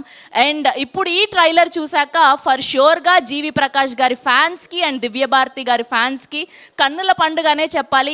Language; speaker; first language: Telugu; native; Telugu